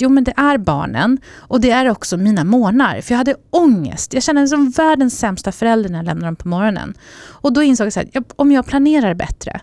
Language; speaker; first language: Swedish; native; Swedish